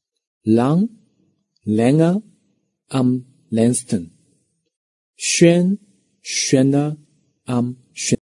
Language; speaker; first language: German; non-native, fluent; Chinese